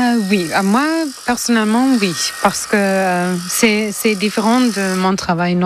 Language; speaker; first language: French; non-native, learner; German